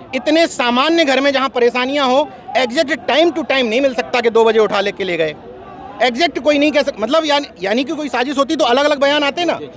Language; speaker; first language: Hindi; native; Hindi